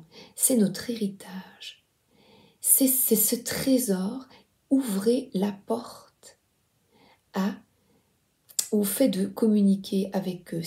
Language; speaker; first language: French; native; French